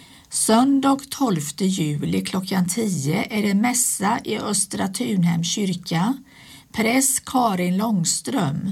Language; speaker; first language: Swedish; native; Swedish